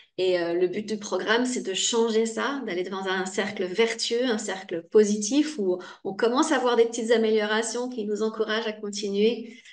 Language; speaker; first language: French; native; French